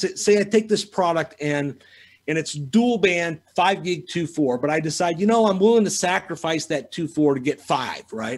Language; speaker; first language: English; native; English